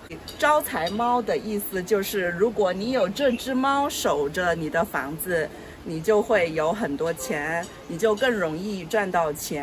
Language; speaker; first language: Chinese; non-native, local second language; Yao